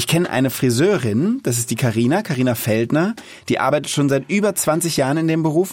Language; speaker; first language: German; native; German